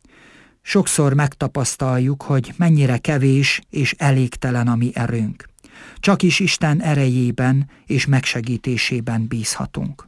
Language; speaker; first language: Hungarian; native; Hungarian